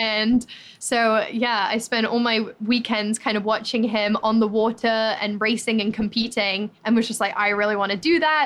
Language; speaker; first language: English; native; English